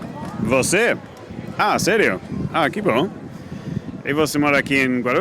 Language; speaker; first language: Portuguese; non-native, learner; English